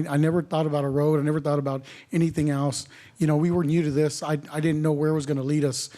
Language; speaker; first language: English; native; English